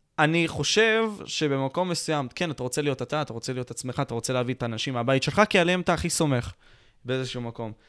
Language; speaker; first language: Hebrew; native; Hebrew